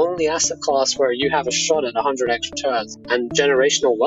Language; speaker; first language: English; native; English